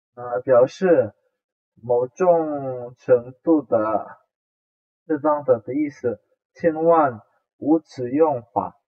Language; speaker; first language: Chinese; non-native, fluent; Indonesian